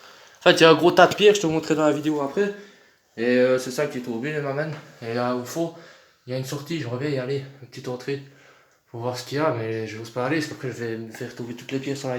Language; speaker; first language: French; native; French